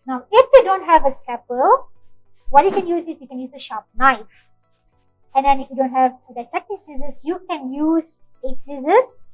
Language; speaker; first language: English; non-native, local second language; Malay